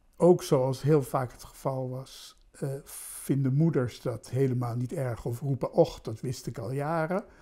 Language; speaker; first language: Dutch; native; Dutch